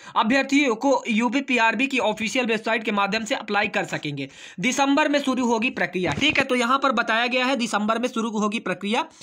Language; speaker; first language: Hindi; native; Hindi